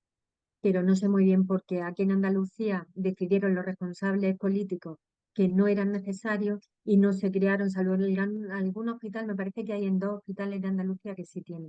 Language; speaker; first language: Spanish; native; Spanish